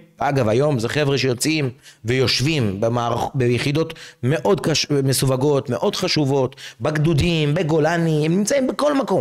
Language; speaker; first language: Hebrew; native; Hebrew